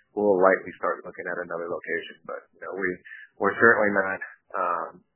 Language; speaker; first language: English; early bilingual, other home language; Japanese